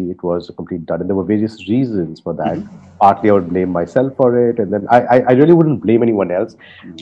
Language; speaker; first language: English; non-native, local second language; Hindi